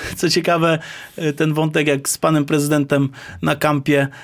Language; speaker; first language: Polish; native; Polish